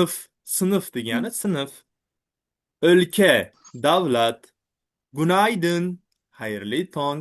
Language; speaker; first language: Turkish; non-native, fluent; Uzbek